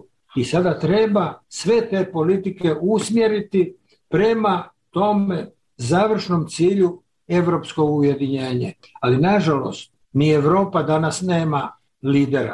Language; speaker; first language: Serbian; native; Serbian